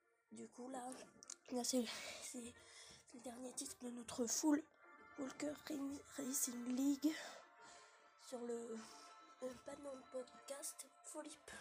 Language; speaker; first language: French; native; French